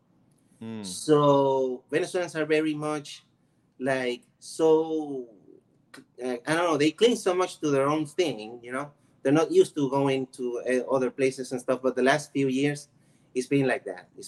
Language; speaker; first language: English; non-native, fluent; Spanish